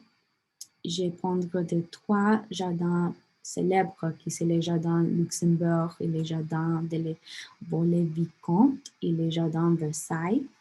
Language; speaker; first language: French; non-native, learner; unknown